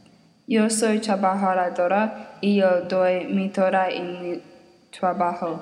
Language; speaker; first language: Spanish; non-native, learner; English